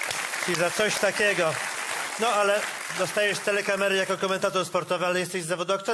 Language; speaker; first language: Polish; native; Polish